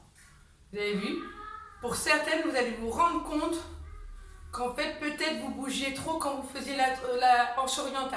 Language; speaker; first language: French; native; French